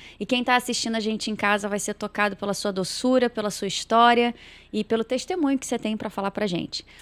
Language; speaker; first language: Portuguese; native; Portuguese